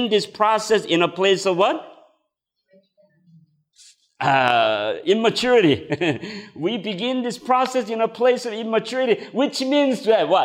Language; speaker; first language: English; non-native, fluent; Korean